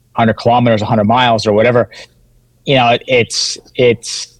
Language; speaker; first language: English; native; English